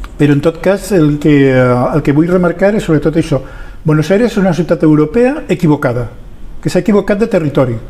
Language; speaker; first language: Catalan; non-native, local second language; Spanish